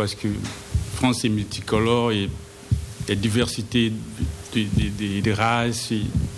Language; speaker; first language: French; non-native, local second language; Lingala